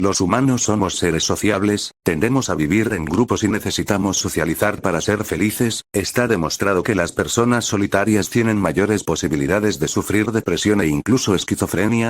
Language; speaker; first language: Spanish; native; Spanish